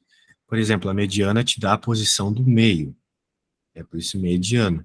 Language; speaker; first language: Portuguese; native; Portuguese